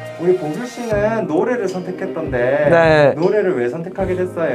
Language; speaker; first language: Korean; native; Korean